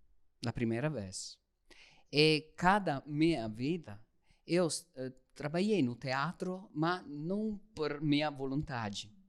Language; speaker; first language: Portuguese; non-native, learner; Italian